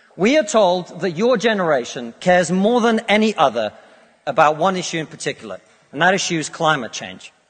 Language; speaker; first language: English; non-native, fluent; Russian